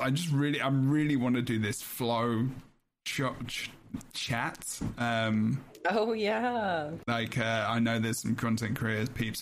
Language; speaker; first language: English; native; English